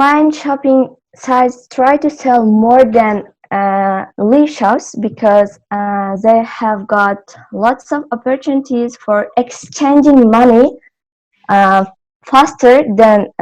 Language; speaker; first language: English; non-native, learner; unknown